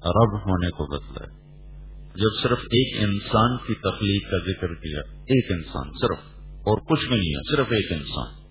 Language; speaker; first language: Urdu; native; Urdu